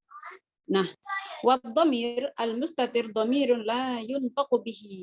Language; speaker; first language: Arabic; non-native, fluent; Indonesian